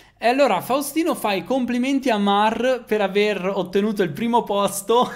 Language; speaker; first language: Italian; native; Italian